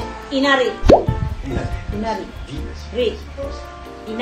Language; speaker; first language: Japanese; non-native, learner; Filipino